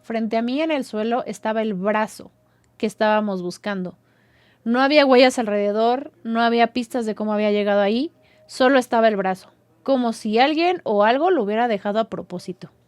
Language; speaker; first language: Spanish; native; Spanish